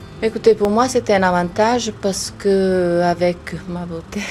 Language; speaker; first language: French; non-native, fluent; Italian